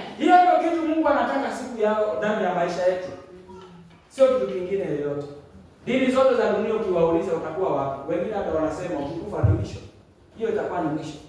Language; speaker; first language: Swahili; non-native, local second language; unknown